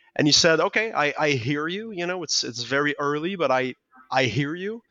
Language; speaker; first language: English; non-native, fluent; French